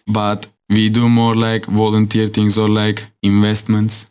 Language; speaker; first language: English; non-native, fluent; Turkish